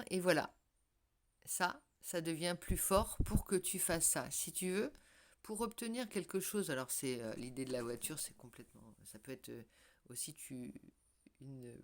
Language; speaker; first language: French; native; French